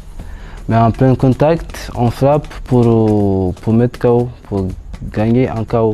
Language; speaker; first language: French; non-native, local second language; Malagasy